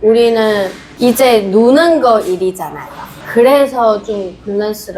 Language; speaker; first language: Korean; non-native, fluent; Chinese